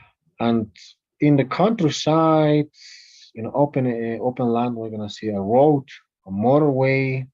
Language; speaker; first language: English; non-native, fluent; Spanish